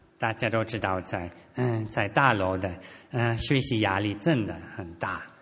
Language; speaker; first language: Chinese; non-native, fluent; German